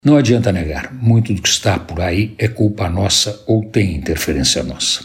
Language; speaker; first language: Portuguese; native; Portuguese